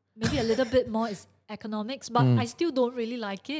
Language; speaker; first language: English; non-native, local second language; Chinese